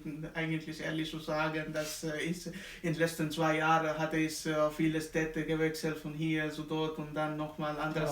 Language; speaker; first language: German; non-native, learner; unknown